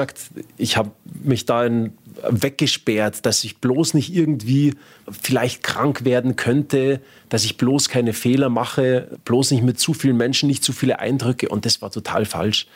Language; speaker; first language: German; native; German